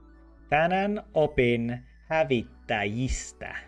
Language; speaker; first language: Finnish; non-native, learner; English